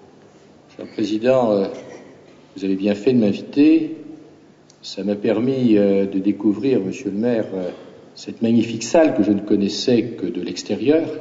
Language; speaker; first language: French; native; French